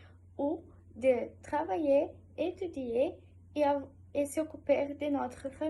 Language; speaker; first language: French; non-native, learner; Portuguese